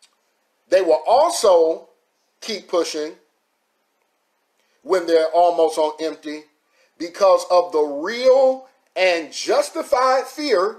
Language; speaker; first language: English; native; English